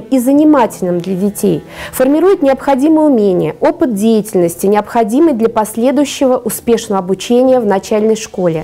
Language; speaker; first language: Russian; native; Russian